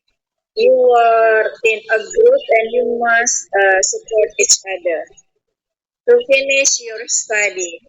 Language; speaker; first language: English; non-native, fluent; Indonesian